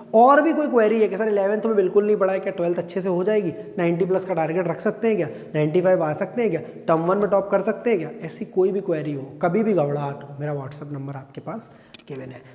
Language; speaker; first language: Hindi; native; Hindi